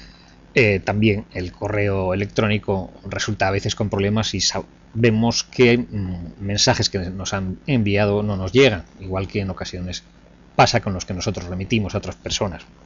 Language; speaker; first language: Spanish; native; Spanish